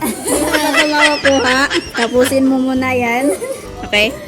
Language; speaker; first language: Filipino; native; Filipino